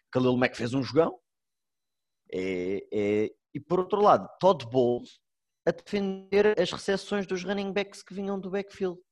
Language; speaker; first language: Portuguese; native; Portuguese